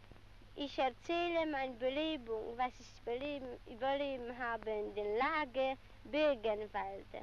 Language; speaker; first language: German; non-native, learner; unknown